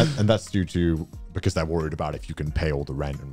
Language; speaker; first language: English; native; English